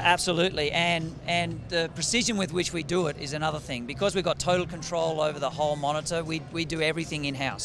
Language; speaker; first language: English; native; English